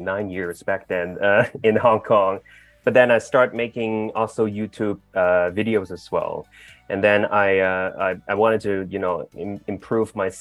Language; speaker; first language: English; non-native, local second language; Cantonese